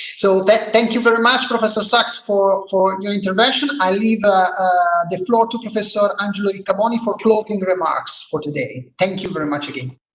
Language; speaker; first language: English; non-native, fluent; Italian